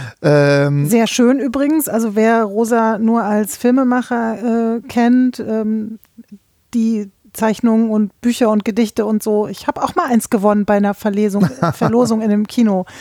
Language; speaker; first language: German; native; German